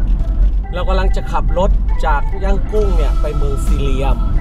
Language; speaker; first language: Thai; native; Thai